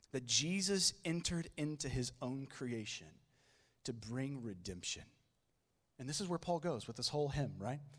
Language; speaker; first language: English; native; English